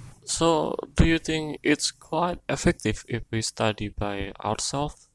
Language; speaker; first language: English; non-native, learner; Indonesian